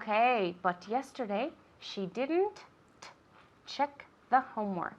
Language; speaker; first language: English; non-native, fluent; Spanish